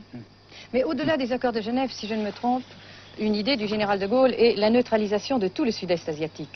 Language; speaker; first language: French; native; French